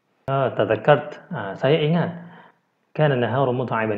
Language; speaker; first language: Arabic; non-native, fluent; Indonesian